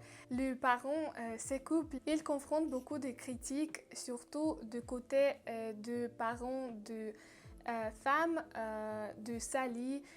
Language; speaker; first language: French; non-native, learner; Russian